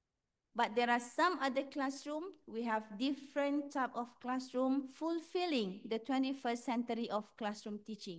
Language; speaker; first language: English; non-native, local second language; Malay